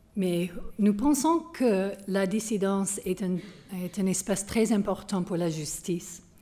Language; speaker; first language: French; non-native, learner; English